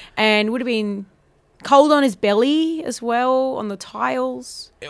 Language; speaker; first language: English; native; English